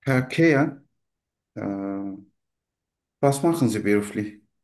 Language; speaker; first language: German; non-native, learner; Turkish